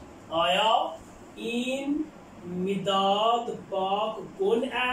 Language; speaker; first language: Persian; non-native, fluent; Urdu